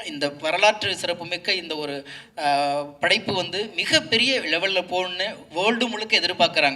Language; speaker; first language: Tamil; native; Tamil